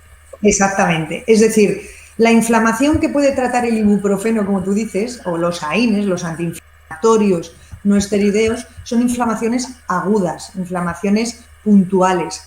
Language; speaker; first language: Spanish; native; Spanish